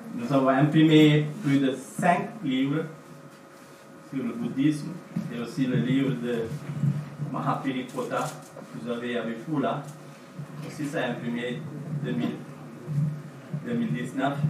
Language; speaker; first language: French; non-native, fluent; Sinhala